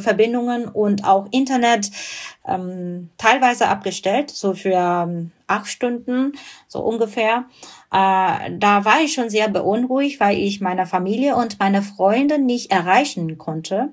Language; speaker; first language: German; non-native, fluent; Burmese